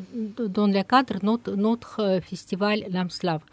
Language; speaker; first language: French; non-native, fluent; Russian